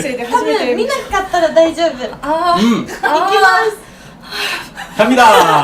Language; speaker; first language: Japanese; non-native, learner; Korean